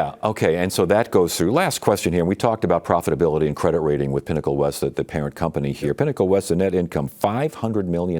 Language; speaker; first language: English; native; English